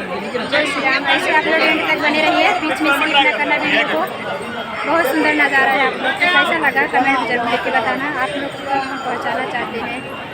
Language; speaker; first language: Hindi; non-native, local second language; Awadhi